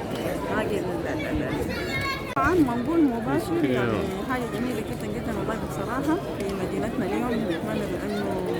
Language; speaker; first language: Arabic; native; Arabic